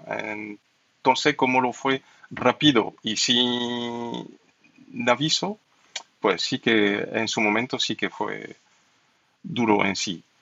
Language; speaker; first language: Spanish; non-native, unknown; French